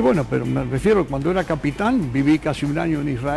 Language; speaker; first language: Spanish; native; Spanish